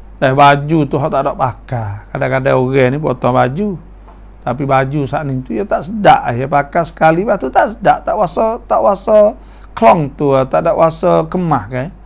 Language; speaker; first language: Malay; native; Malay